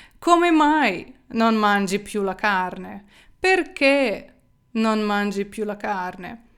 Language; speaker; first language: Italian; non-native, fluent; Ukrainian